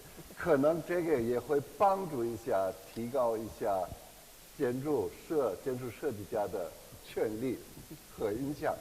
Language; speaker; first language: Chinese; non-native, fluent; German